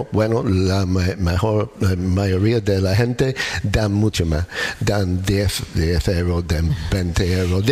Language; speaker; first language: Spanish; non-native, learner; English